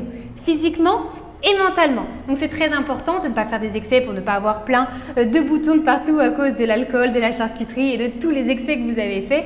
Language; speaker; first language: French; native; French